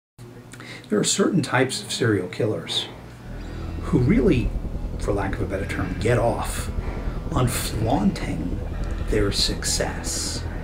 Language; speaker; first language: English; native; English